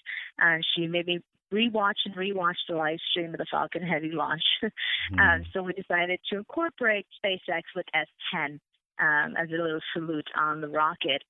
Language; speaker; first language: English; native; English